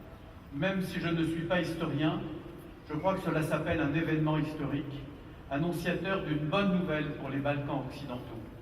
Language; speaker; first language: French; native; French